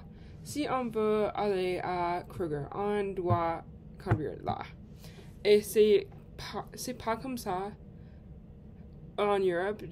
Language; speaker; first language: French; non-native, learner; English